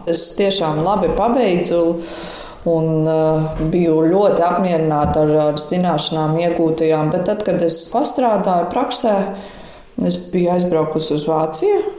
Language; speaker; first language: Latvian; native; Latvian